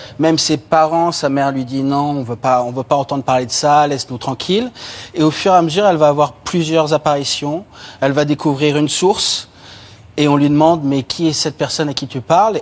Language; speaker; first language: French; native; French